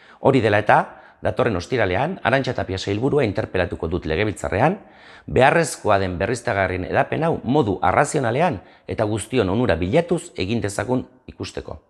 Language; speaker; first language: Basque; native; Basque